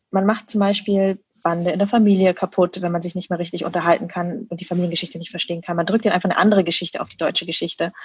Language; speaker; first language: German; early bilingual, other home language; Vietnamese